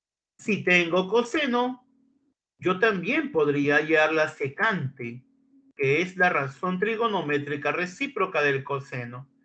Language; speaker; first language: Spanish; native; Spanish